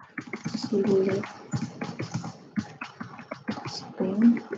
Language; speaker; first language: English; non-native, learner; Spanish